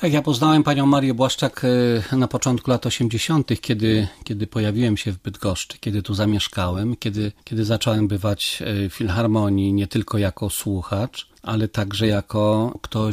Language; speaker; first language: Polish; native; Polish